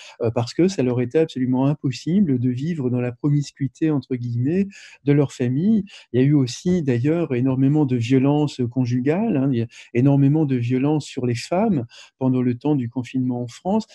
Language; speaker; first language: French; native; French